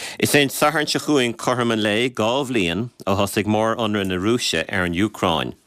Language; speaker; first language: Irish; native; Irish